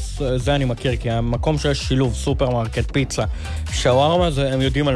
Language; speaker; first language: Hebrew; native; Hebrew